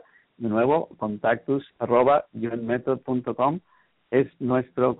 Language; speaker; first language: Spanish; native; Spanish